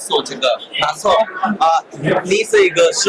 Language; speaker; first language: Chinese; non-native, learner; Hindi